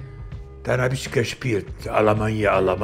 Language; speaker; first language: German; non-native, learner; Turkish